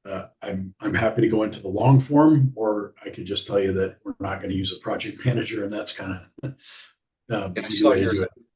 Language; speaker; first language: English; native; English